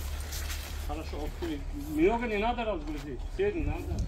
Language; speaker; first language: Russian; non-native, learner; Tajik